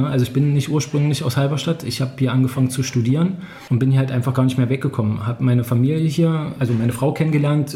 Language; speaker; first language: German; native; German